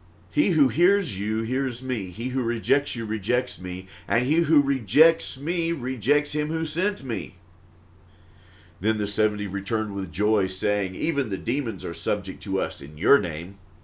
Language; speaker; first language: English; native; English